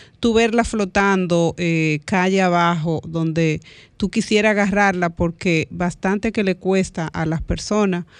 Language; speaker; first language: Spanish; native; Spanish